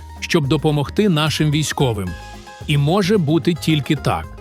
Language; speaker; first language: Ukrainian; native; Ukrainian